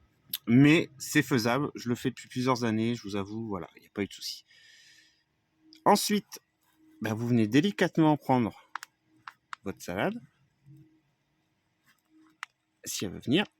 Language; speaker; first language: French; native; French